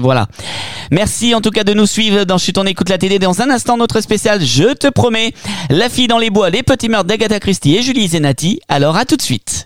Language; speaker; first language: French; native; French